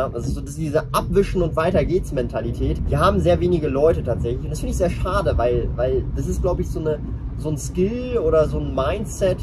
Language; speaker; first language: German; native; German